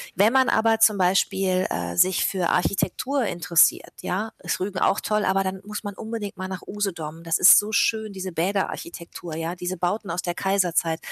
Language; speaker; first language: German; native; German